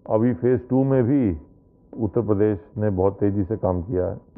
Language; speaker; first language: Hindi; native; Hindi